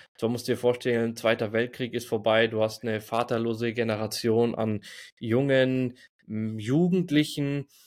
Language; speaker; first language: German; native; German